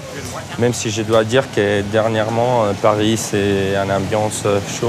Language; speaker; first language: French; non-native, fluent; Italian